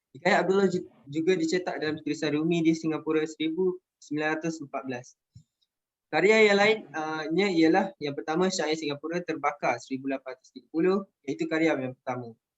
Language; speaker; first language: Malay; native; Malay